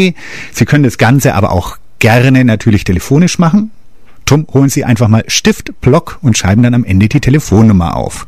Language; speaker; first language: German; native; German